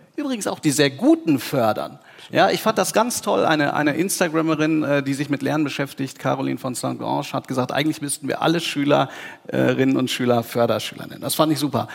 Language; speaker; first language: German; native; German